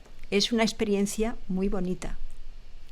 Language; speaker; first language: Spanish; native; Spanish